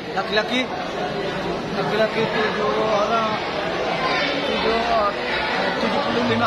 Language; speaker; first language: Indonesian; non-native, learner; Rohingya